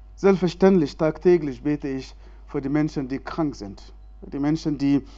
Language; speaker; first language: German; non-native, fluent; Arabic